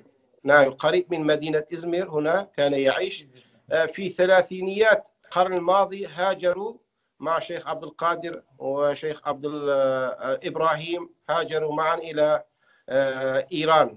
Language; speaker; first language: Arabic; non-native, fluent; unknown